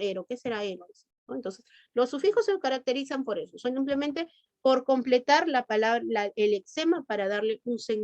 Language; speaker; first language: Spanish; native; Spanish